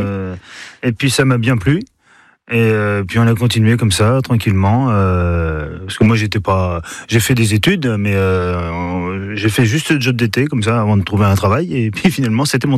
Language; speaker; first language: French; native; French